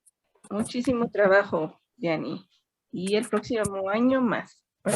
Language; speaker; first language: Spanish; native; Spanish